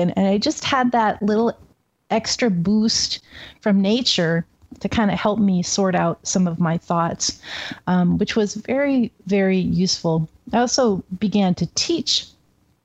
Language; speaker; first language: English; native; English